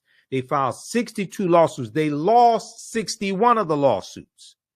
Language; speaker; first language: English; native; English